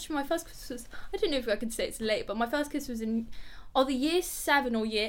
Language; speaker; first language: English; native; English